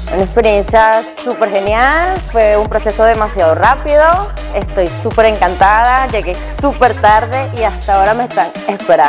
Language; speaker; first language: Spanish; native; Spanish